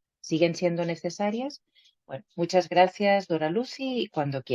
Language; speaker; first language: Spanish; native; Spanish